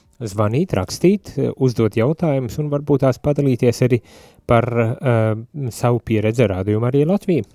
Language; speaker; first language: Latvian; native; Latvian